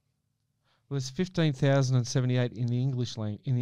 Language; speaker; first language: English; native; English